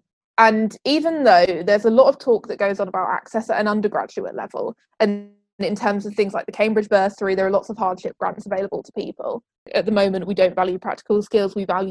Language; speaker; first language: English; native; English